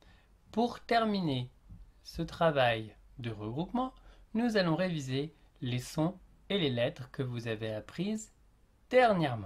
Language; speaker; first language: French; native; French